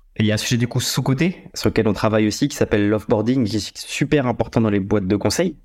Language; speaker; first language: French; native; French